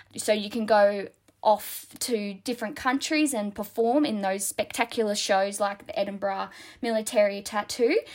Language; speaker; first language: English; native; English